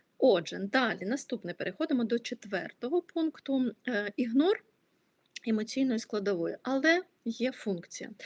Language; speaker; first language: Ukrainian; non-native, local second language; Russian